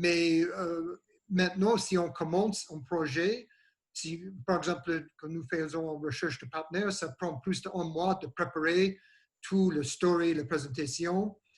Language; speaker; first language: French; non-native, learner; English